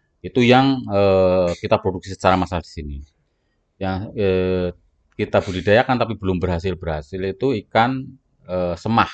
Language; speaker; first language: Indonesian; non-native, local second language; Javanese